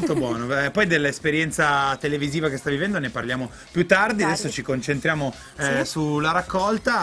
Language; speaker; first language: Italian; native; Italian